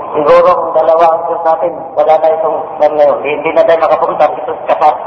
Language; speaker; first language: Filipino; non-native, local second language; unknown